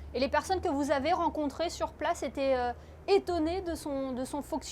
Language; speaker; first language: French; native; French